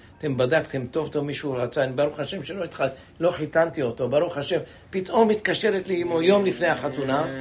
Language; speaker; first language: Hebrew; native; Hebrew